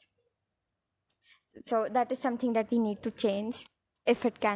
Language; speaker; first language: English; non-native, local second language; Hindi